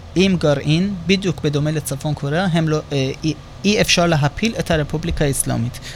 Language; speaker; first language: Hebrew; non-native, fluent; Persian